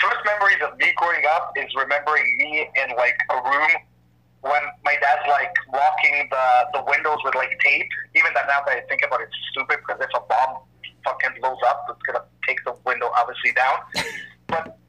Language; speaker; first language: English; non-native, fluent; Hebrew